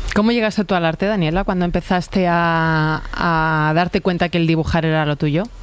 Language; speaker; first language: Spanish; native; Spanish